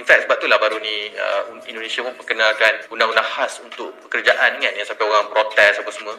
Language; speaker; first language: Malay; native; Malay